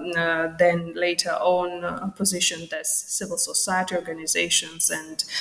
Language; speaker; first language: English; non-native, fluent; Georgian